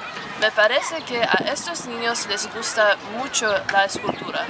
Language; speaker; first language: Spanish; non-native, learner; English